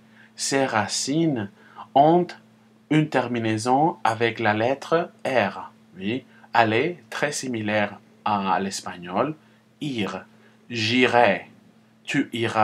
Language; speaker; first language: French; non-native, fluent; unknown